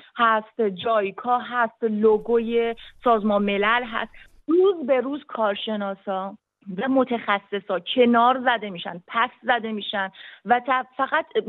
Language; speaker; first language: Persian; native; Persian